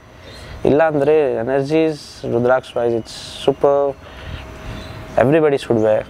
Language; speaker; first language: Kannada; non-native, learner; Nepali